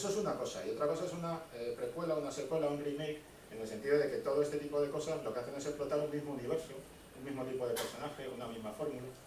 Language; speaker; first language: Spanish; native; Spanish